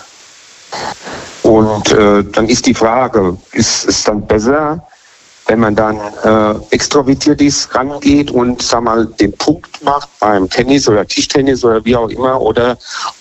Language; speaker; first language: German; native; German